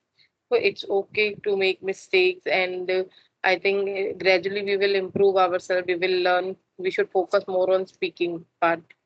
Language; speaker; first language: English; non-native, learner; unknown